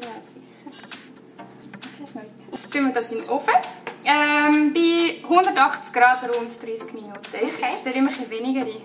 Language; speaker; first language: German; native; German